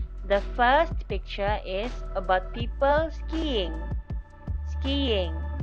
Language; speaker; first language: English; non-native, local second language; Malay